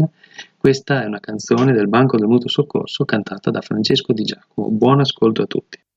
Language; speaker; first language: Italian; native; Italian